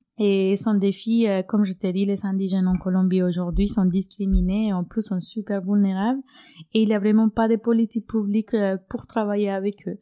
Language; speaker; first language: French; non-native, fluent; Spanish